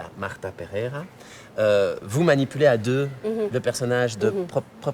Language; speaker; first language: French; native; French